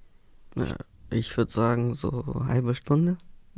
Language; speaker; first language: German; early bilingual, other home language; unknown